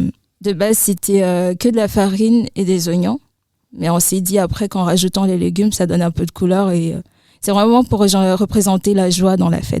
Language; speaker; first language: French; native; French